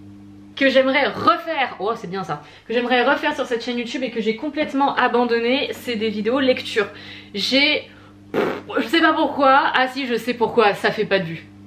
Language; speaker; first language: French; native; French